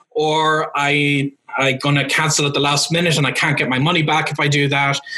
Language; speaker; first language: English; native; English